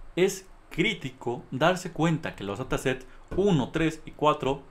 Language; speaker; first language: Spanish; native; Spanish